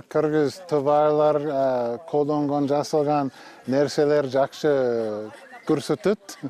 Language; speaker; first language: Kyrgyz; non-native, learner; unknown